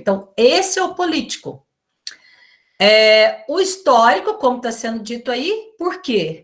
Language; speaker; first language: Portuguese; native; Portuguese